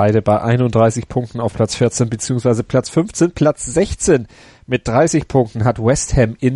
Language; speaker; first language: German; native; German